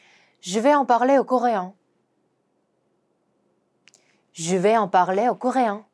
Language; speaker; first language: French; non-native, fluent; Korean